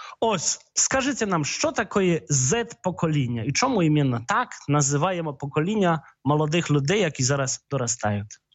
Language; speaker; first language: Ukrainian; non-native, fluent; Polish